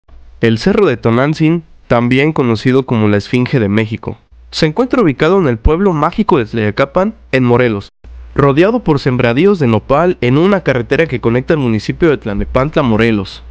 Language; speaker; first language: Spanish; native; Spanish